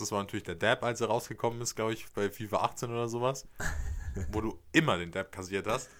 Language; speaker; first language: German; native; German